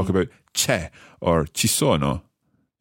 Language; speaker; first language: Italian; non-native, fluent; English